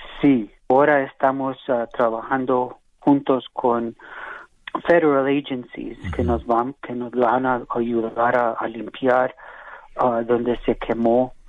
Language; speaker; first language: Spanish; early bilingual, heritage; English